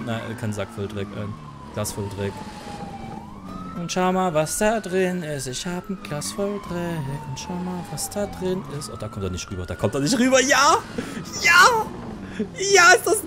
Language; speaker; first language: German; native; German